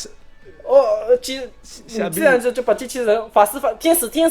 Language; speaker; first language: Chinese; early bilingual, heritage; Chinese